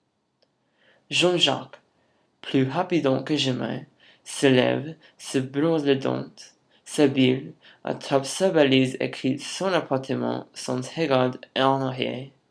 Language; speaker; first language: French; non-native, learner; English